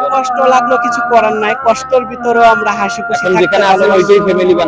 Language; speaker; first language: Bangla; native; Bangla